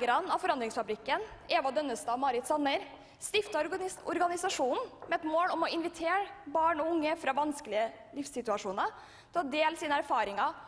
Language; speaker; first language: Norwegian; native; Norwegian